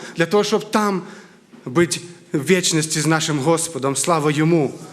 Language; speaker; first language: Ukrainian; non-native, fluent; Lithuanian